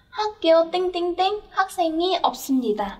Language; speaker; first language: Korean; non-native, fluent; Vietnamese